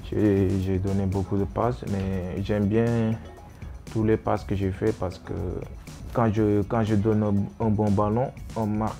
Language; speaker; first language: French; non-native, local second language; Wolof